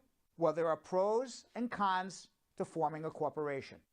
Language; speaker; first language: English; native; English